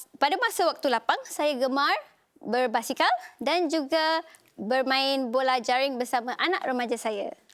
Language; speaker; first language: Malay; native; Malay